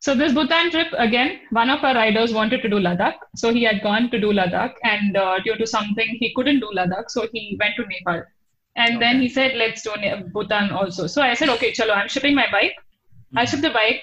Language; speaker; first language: English; non-native, local second language; Tulu